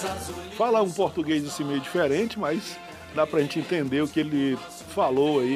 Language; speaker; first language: Portuguese; native; Portuguese